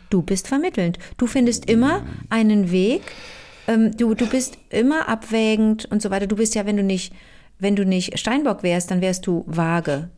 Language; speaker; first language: German; native; German